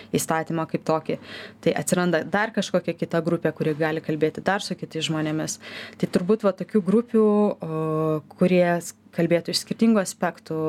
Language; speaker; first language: Lithuanian; native; Lithuanian